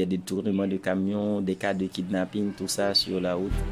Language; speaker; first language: French; non-native, local second language; Haitian Creole